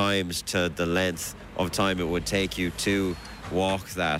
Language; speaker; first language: English; native; English